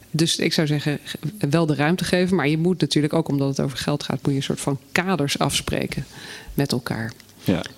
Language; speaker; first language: Dutch; native; Dutch